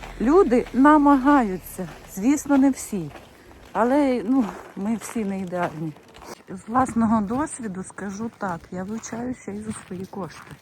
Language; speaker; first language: Ukrainian; native; Ukrainian